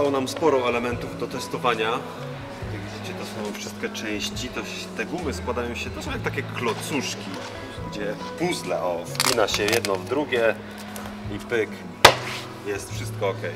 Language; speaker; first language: Polish; native; Polish